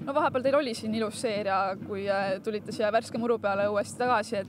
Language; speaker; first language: Estonian; native; Estonian